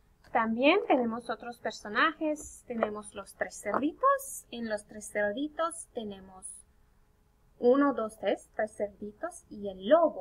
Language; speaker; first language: Spanish; non-native, fluent; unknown